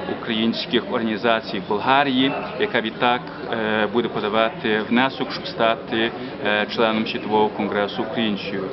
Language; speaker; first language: Ukrainian; early bilingual, heritage; Ukrainian